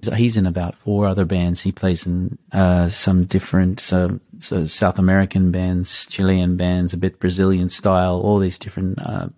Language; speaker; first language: English; native; English